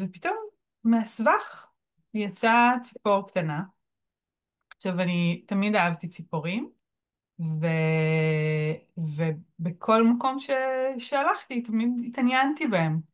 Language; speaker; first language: Hebrew; native; Hebrew